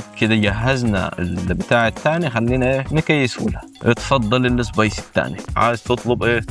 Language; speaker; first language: Arabic; native; Arabic